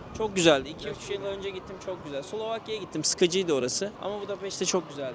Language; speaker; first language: Turkish; native; Turkish